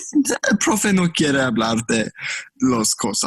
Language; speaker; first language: Spanish; non-native, learner; English